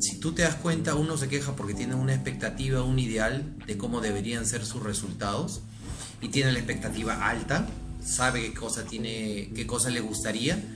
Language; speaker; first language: Spanish; native; Spanish